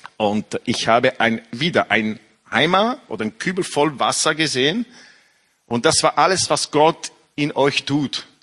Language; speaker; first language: German; non-native, fluent; Italian